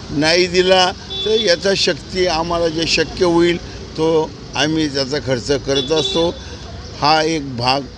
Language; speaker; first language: Marathi; native; Marathi